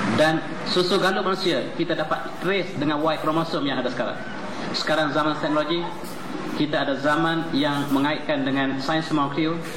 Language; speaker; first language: Malay; native; Malay